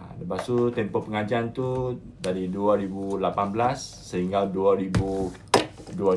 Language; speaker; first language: Malay; non-native, local second language; Chinese